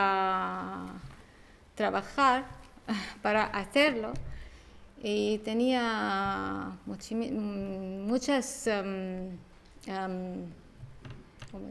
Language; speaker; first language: Spanish; non-native, learner; Arabic